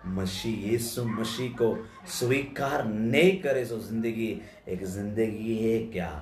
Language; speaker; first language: Hindi; non-native, local second language; Telugu